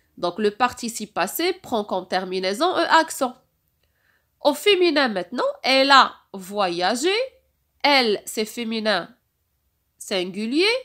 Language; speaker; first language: French; non-native, local second language; Arabic